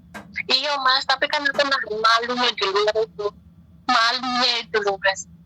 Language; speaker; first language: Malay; non-native, local second language; Javanese